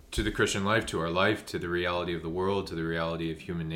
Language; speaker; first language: English; native; English